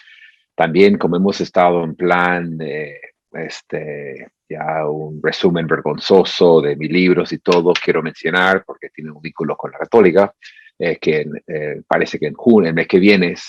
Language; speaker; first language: Spanish; non-native, fluent; English